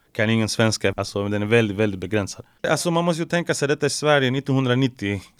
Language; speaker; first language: Swedish; early bilingual, other home language; Spanish